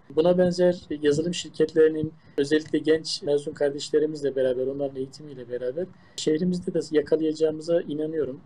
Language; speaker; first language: Turkish; native; Turkish